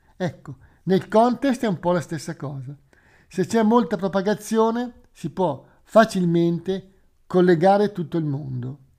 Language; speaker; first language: Italian; native; Italian